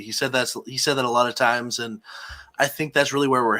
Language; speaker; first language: English; native; English